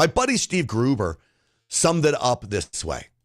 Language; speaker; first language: English; native; English